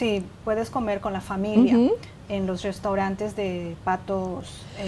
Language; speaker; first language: Spanish; non-native, fluent; Chinese